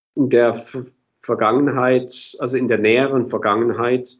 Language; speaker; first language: German; native; German